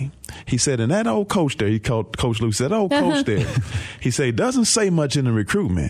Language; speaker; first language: English; native; English